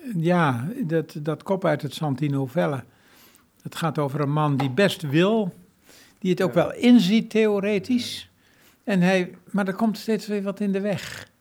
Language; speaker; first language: Dutch; native; Dutch